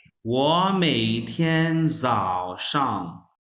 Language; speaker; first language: Chinese; non-native, learner; Urdu